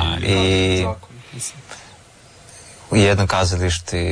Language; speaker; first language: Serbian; non-native, fluent; Russian